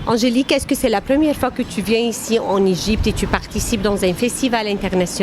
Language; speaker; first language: French; non-native, fluent; Arabic